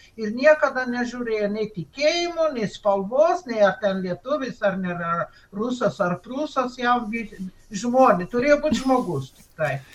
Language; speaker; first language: Lithuanian; early bilingual, heritage; Lithuanian